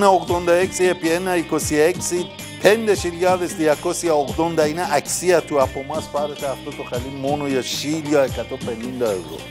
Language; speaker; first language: Greek; non-native, fluent; Persian